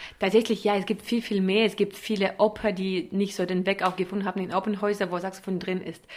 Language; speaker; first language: German; non-native, fluent; Russian